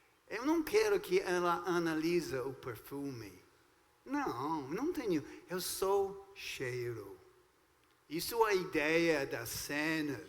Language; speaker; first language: Portuguese; non-native, fluent; English